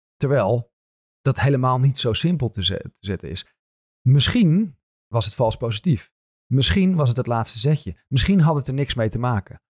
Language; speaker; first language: Dutch; native; Dutch